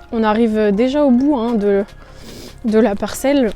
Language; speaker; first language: French; native; French